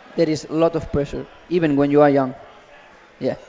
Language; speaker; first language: English; non-native, learner; Catalan